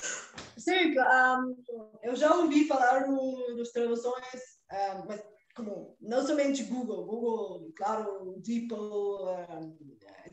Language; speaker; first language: Portuguese; non-native, fluent; Bulgarian